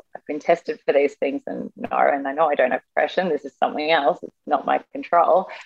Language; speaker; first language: English; native; English